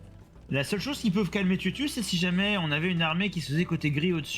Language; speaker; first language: French; native; French